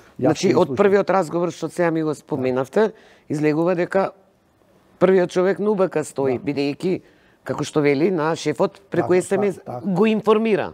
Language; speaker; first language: Macedonian; native; Macedonian